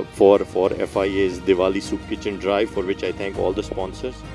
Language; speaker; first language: English; native; English